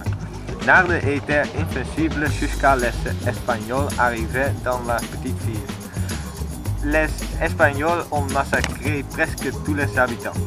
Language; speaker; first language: French; non-native, learner; Dutch